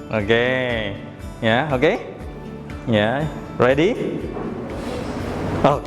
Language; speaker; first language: English; non-native, fluent; Indonesian